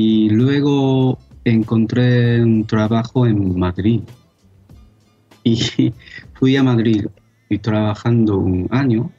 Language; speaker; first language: Spanish; non-native, fluent; Japanese